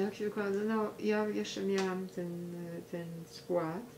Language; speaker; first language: Polish; early bilingual, heritage; Polish